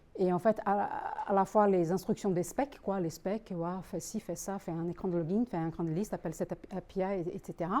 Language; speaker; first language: French; non-native, fluent; Portuguese